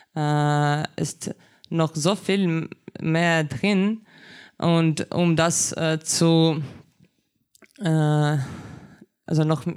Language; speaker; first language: German; non-native, fluent; Ukrainian